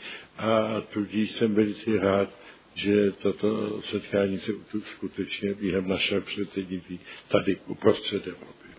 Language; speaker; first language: Czech; early bilingual, heritage; Czech